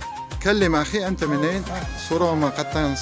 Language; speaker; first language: Arabic; non-native, learner; Uzbek